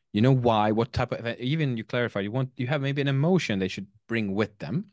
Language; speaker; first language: English; non-native, fluent; Swedish